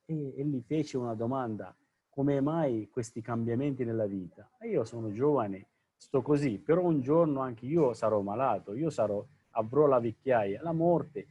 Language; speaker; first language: Italian; non-native, fluent; Sinhala